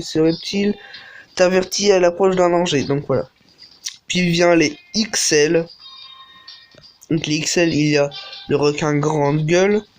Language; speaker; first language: French; native; French